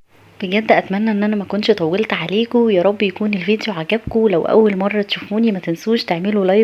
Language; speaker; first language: Arabic; native; Arabic